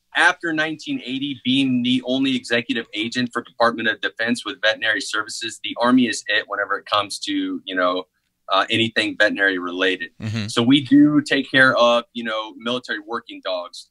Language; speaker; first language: English; native; English